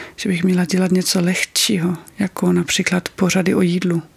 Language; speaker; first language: Czech; non-native, fluent; Danish